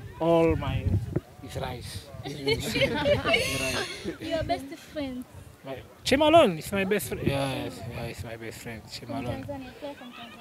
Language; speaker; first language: English; non-native, learner; French